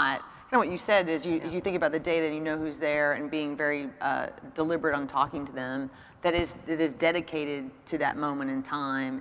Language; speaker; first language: English; native; English